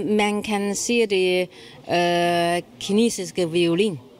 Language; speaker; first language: Danish; non-native, learner; Chinese